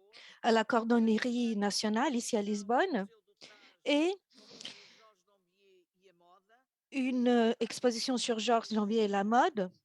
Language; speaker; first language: French; non-native, fluent; Portuguese